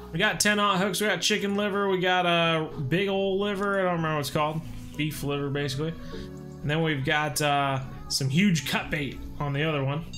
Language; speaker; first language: English; native; English